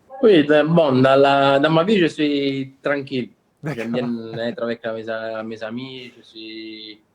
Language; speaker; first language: French; non-native, learner; Italian